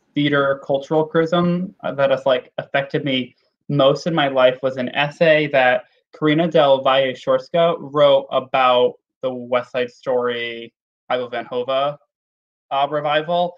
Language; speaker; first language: English; native; English